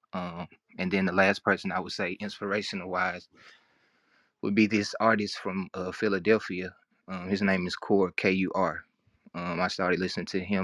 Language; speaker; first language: English; native; English